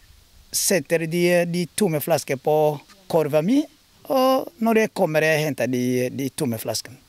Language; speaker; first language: Norwegian; non-native, learner; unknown